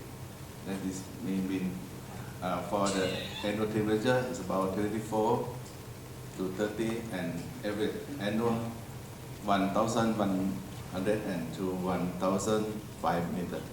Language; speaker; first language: English; non-native, learner; Thai